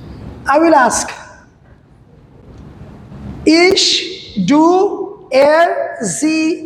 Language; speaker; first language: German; non-native, fluent; Bangla